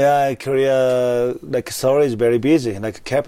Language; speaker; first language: English; non-native, learner; Korean